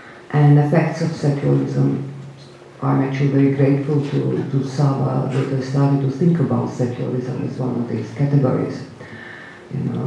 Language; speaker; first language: English; non-native, fluent; Croatian